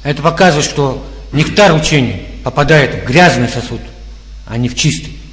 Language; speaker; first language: Russian; native; Russian